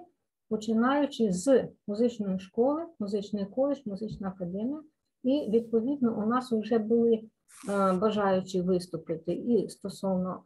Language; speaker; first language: Ukrainian; native; Ukrainian